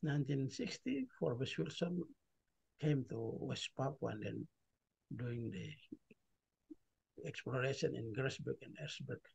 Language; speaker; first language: English; non-native, learner; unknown